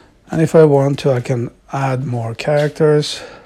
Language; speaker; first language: English; non-native, fluent; Swedish